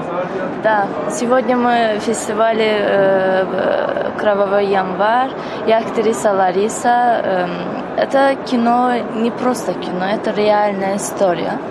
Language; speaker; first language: Russian; non-native, local second language; Azerbaijani